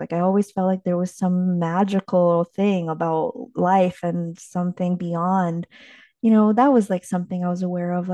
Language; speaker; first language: English; early bilingual, other home language; Chinese